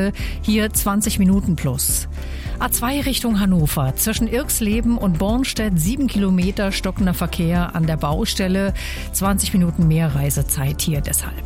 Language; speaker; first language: German; native; German